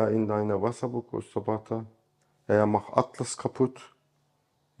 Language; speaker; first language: German; non-native, learner; Turkish